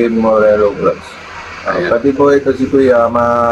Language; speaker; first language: Filipino; non-native, learner; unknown